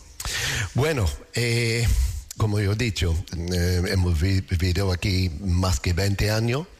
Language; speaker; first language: Spanish; non-native, learner; English